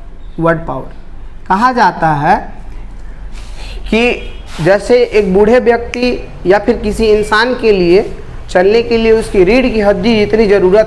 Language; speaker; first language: Hindi; native; Hindi